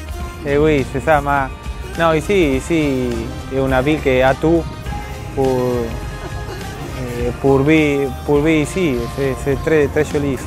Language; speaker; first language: French; non-native, learner; Spanish